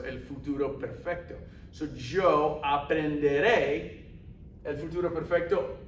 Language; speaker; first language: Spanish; non-native, fluent; English